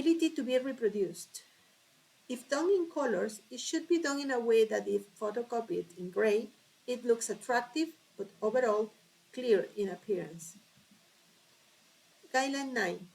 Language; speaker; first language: English; non-native, fluent; Spanish